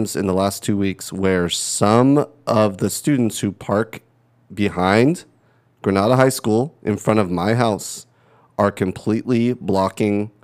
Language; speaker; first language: English; native; English